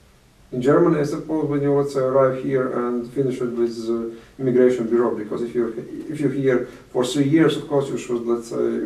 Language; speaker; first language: English; non-native, fluent; Latvian